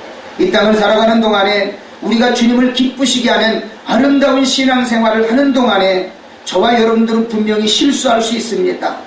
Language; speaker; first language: Korean; native; Korean